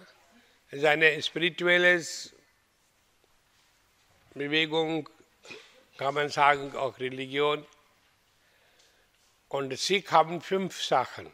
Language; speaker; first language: German; non-native, fluent; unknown